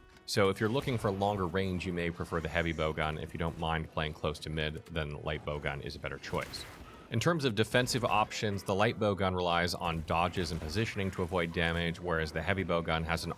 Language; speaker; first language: English; native; English